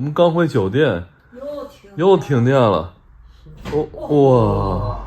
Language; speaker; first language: Chinese; native; Chinese